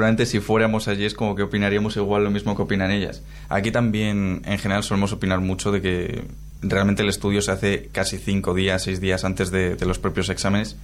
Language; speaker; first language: Spanish; native; Spanish